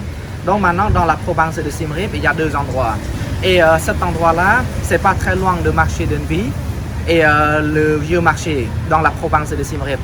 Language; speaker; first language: French; non-native, fluent; Khmer